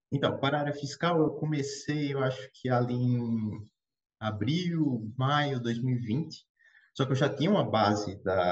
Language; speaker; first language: Portuguese; native; Portuguese